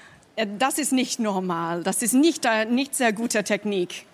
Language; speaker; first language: German; non-native, fluent; English